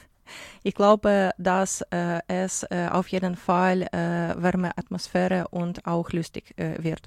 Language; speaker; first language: German; non-native, learner; Ukrainian